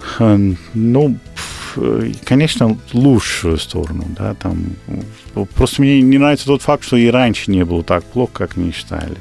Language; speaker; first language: Russian; non-native, fluent; Kashmiri